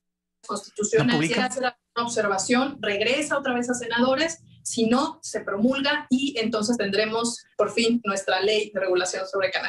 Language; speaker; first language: Spanish; native; Spanish